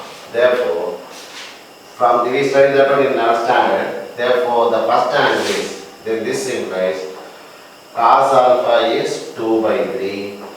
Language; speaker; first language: English; non-native, local second language; Tamil